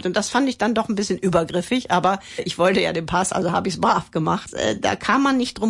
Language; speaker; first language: German; native; German